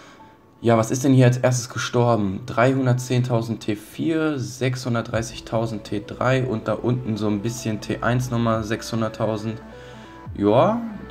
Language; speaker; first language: German; native; German